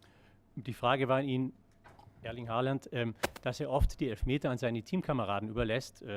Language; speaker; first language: German; native; German